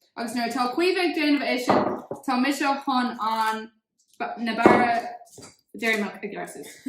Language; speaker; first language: Irish; non-native, local second language; English